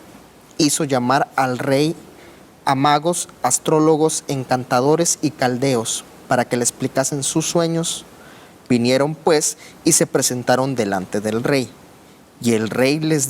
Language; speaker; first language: Spanish; native; Spanish